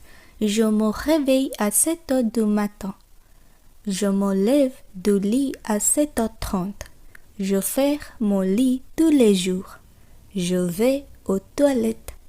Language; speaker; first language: French; non-native, fluent; Bangla